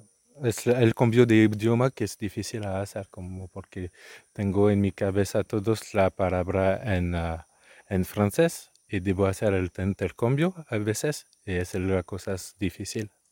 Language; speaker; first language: Spanish; non-native, learner; French